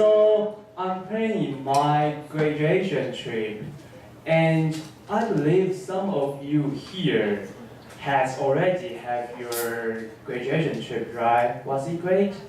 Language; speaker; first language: English; non-native, learner; Chinese